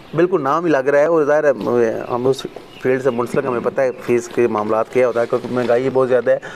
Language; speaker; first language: Urdu; non-native, local second language; Punjabi